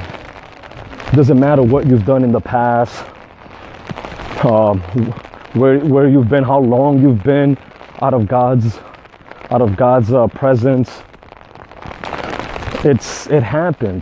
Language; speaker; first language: English; native; English